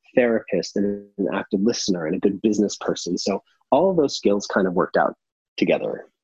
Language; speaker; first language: English; native; English